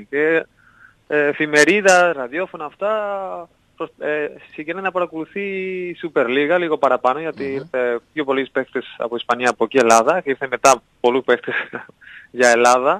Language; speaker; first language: Greek; non-native, learner; Spanish